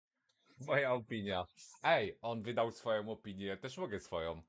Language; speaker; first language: Polish; native; Polish